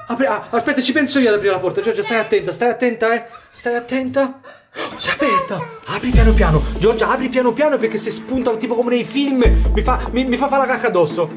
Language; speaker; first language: Italian; native; Italian